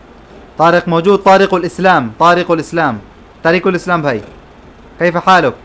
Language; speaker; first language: Arabic; non-native, fluent; Bangla